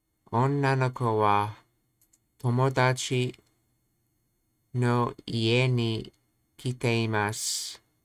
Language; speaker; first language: Japanese; non-native, learner; English